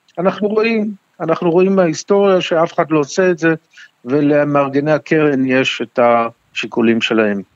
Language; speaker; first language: Hebrew; native; Hebrew